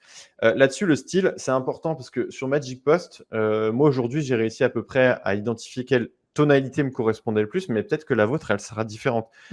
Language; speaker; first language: French; native; French